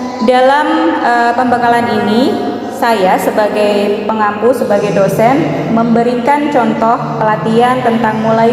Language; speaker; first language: Indonesian; native; Indonesian